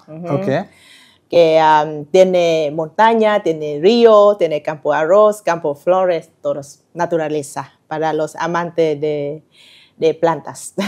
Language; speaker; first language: Spanish; non-native, learner; Vietnamese